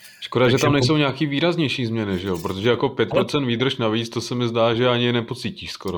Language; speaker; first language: Czech; native; Czech